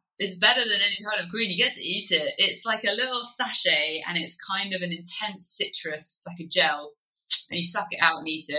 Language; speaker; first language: English; native; English